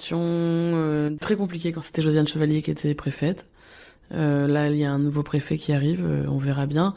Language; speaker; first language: French; native; French